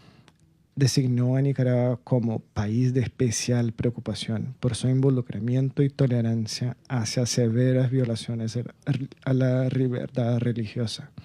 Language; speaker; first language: Spanish; native; Spanish